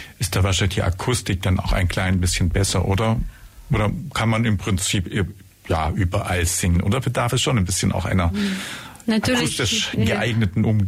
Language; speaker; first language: German; native; German